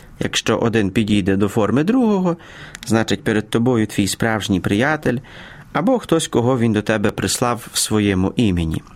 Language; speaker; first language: Ukrainian; native; Ukrainian